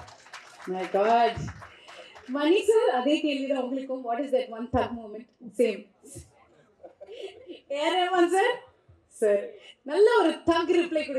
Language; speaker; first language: Tamil; native; Tamil